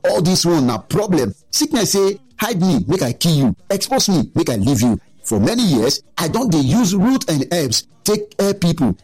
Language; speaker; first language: Nigerian Pidgin; non-native, local second language; Yoruba